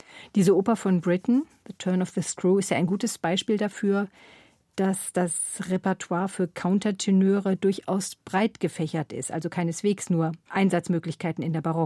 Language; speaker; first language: German; native; German